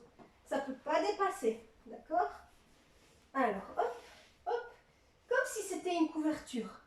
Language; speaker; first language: French; native; French